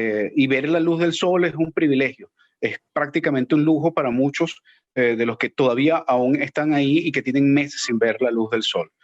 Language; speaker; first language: Spanish; native; Spanish